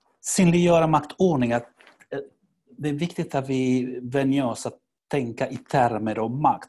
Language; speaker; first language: Swedish; non-native, fluent; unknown